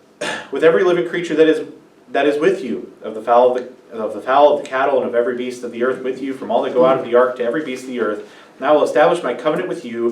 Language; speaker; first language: English; native; English